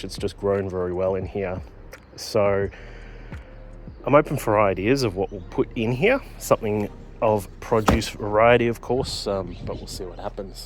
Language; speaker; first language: English; native; English